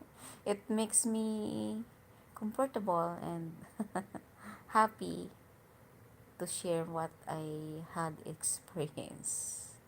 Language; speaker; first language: English; non-native, learner; Hiligaynon